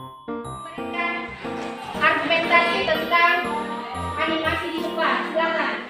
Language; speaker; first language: Indonesian; native; Indonesian